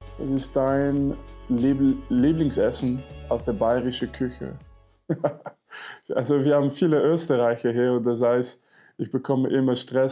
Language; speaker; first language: German; non-native, fluent; French